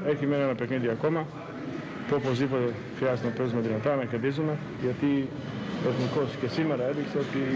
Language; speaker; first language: Greek; non-native, learner; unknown